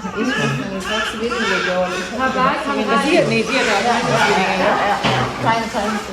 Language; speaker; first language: German; non-native, learner; Filipino